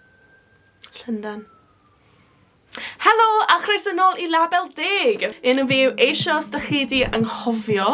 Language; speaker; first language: Welsh; non-native, local second language; English